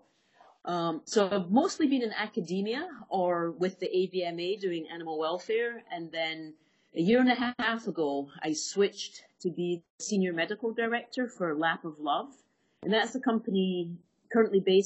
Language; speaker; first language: English; native; English